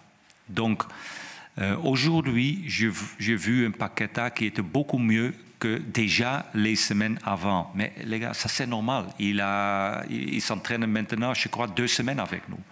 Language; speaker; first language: French; non-native, fluent; Dutch